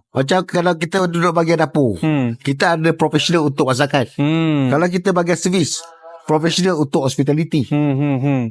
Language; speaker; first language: Malay; native; Malay